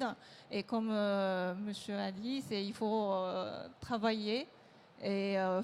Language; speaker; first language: French; non-native, fluent; Japanese